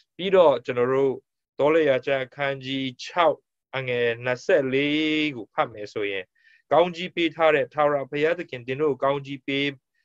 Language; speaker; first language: Burmese; non-native, local second language; Tedim Chin